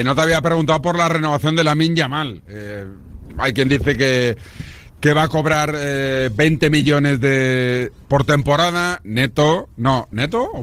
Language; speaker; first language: Spanish; native; Spanish